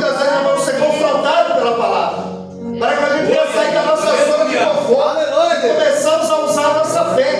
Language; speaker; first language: Portuguese; native; Portuguese